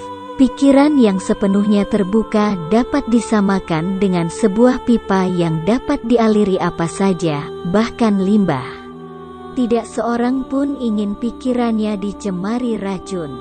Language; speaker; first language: Indonesian; native; Indonesian